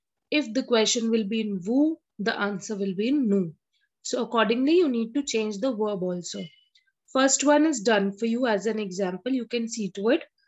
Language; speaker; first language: English; non-native, local second language; Hindi